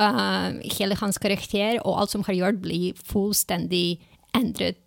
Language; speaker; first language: Norwegian; non-native, fluent; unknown